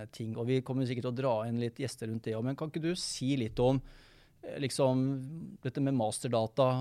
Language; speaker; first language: Norwegian; native; Norwegian